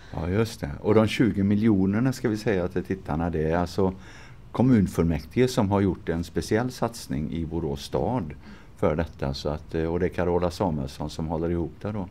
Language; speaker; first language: Swedish; native; Swedish